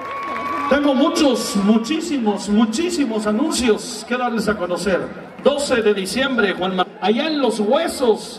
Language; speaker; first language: Spanish; native; Spanish